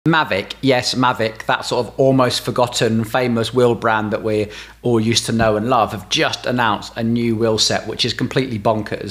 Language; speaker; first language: English; native; English